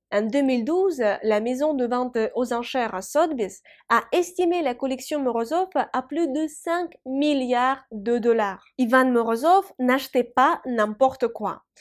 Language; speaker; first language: French; non-native, fluent; Russian